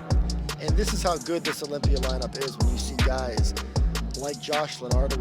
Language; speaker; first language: English; native; English